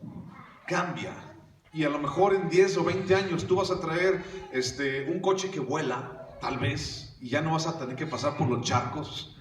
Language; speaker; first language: Spanish; native; Spanish